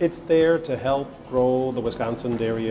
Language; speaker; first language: English; native; English